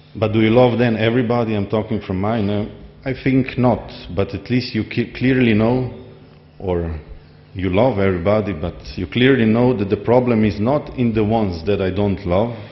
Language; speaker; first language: English; non-native, fluent; Slovenian